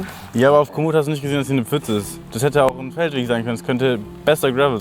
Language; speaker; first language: German; native; German